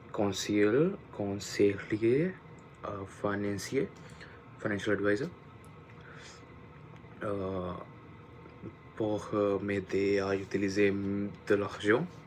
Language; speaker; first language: French; non-native, learner; Punjabi